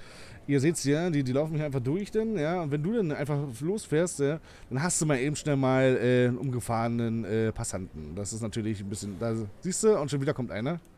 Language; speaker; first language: German; native; German